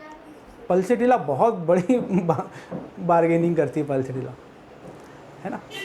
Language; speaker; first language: Hindi; native; Hindi